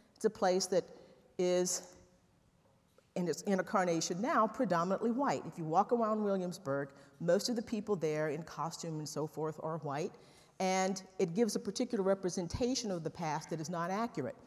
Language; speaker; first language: English; native; English